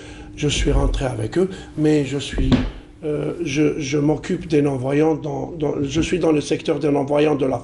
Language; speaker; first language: French; non-native, local second language; Arabic